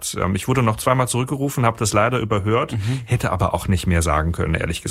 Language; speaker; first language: German; native; German